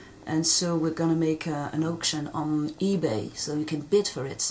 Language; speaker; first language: English; non-native, fluent; French